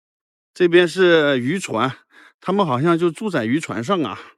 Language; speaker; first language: Chinese; native; Chinese